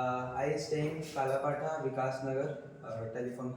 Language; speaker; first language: English; non-native, local second language; Hindi